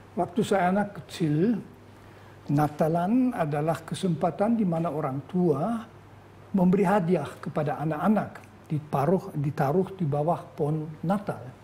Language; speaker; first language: Indonesian; non-native, fluent; German